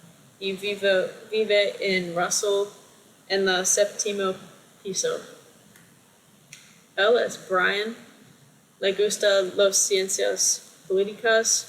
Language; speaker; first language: Spanish; non-native, learner; English